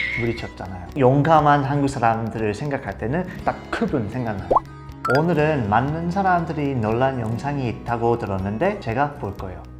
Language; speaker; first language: Korean; non-native, fluent; English